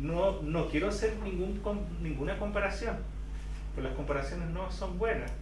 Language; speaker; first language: Spanish; native; Spanish